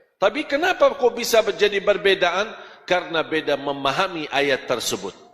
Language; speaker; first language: Malay; non-native, fluent; Arabic